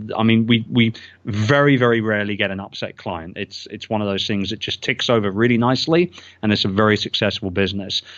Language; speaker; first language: English; native; English